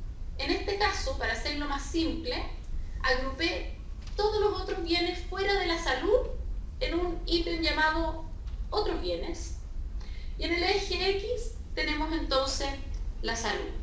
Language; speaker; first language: Spanish; native; Spanish